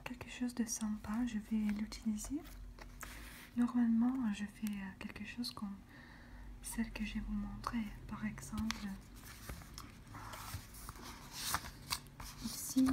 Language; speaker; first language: French; non-native, fluent; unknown